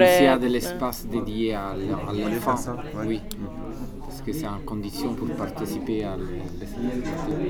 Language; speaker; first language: French; non-native, learner; Italian